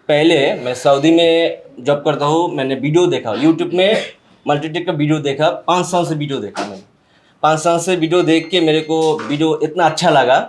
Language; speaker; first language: Hindi; non-native, learner; Bangla